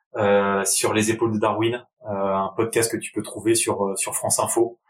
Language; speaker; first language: French; native; French